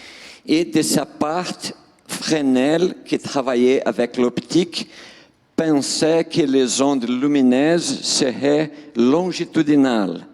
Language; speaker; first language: French; non-native, fluent; Portuguese